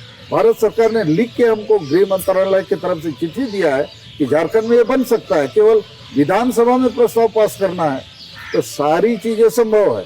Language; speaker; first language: Hindi; non-native, local second language; Santali